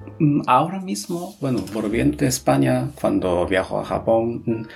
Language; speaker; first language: Spanish; non-native, fluent; Japanese